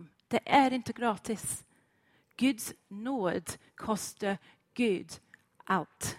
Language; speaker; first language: Swedish; non-native, fluent; English